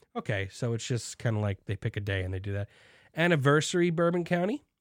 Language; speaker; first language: English; native; English